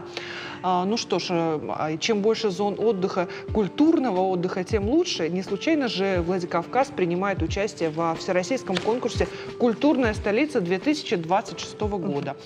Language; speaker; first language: Russian; native; Russian